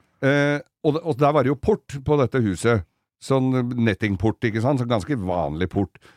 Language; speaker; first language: Norwegian; native; Norwegian